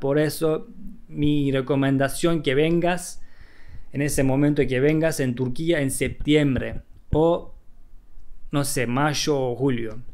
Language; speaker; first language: Spanish; non-native, fluent; Turkish